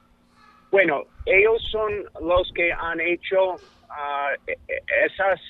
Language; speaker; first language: Spanish; non-native, fluent; English